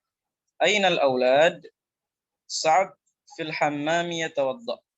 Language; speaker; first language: Arabic; non-native, fluent; Indonesian